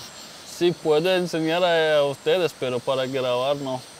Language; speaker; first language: Spanish; non-native, learner; Haitian Creole